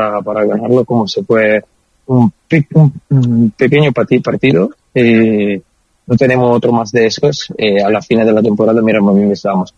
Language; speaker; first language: Spanish; non-native, learner; Italian